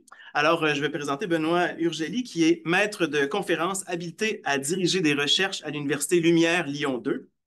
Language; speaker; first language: French; native; French